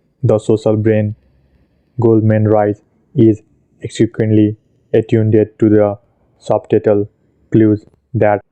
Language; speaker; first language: English; non-native, fluent; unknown